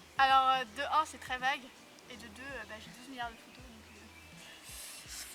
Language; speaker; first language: French; native; French